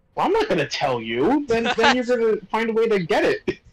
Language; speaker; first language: English; native; English